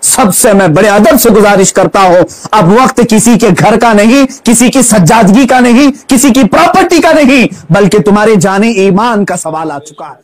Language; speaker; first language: Hindi; native; Hindi